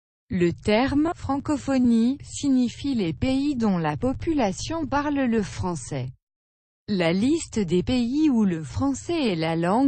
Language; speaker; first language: French; non-native, learner; Russian